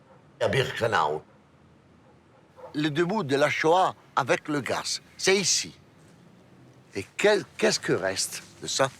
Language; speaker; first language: French; non-native, fluent; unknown